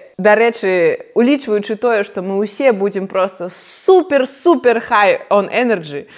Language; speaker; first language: Belarusian; non-native, local second language; Russian